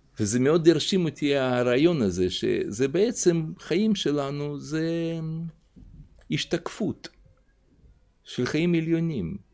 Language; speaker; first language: Hebrew; non-native, fluent; Russian